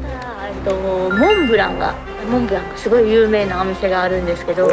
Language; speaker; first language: Japanese; native; Japanese